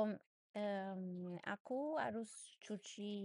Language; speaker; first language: Indonesian; non-native, learner; English